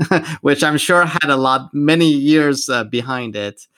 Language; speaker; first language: English; non-native, fluent; Persian